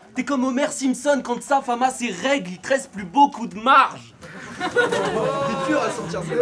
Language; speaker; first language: French; native; French